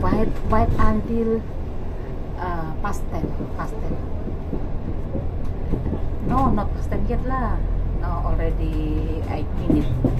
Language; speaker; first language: English; non-native, learner; Indonesian